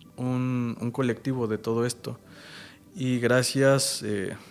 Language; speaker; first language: Spanish; native; Spanish